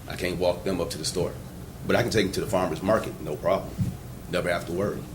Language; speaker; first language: English; native; English